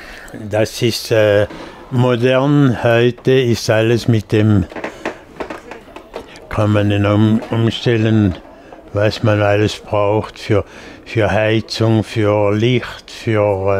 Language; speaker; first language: German; non-native, fluent; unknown